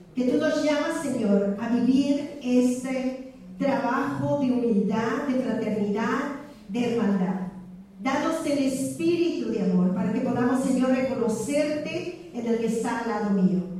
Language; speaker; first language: Spanish; native; Spanish